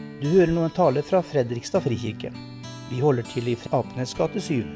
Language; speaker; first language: Norwegian; native; Norwegian